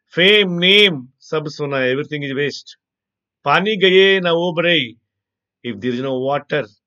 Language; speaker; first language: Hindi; non-native, local second language; Telugu